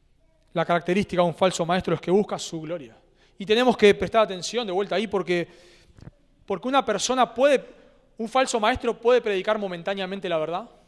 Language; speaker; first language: Spanish; native; Spanish